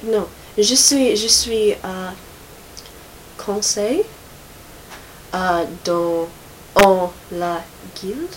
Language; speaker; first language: French; non-native, learner; English